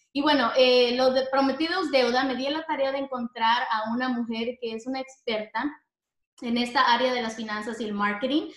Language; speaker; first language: Spanish; native; Spanish